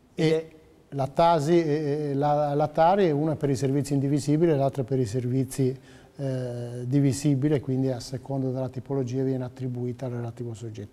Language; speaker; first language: Italian; native; Italian